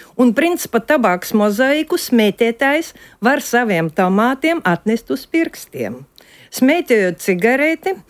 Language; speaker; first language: Latvian; native; Latvian